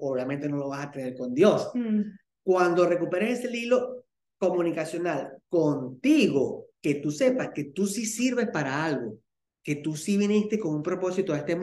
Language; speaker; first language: Spanish; native; Spanish